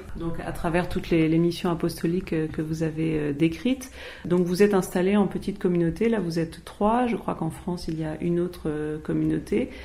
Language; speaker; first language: French; native; French